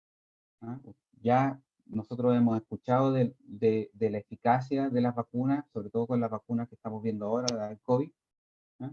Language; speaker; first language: Spanish; native; Spanish